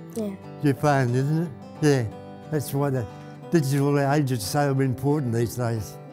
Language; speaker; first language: English; native; English